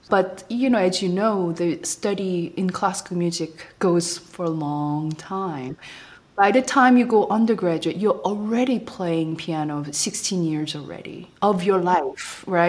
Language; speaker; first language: English; non-native, fluent; Korean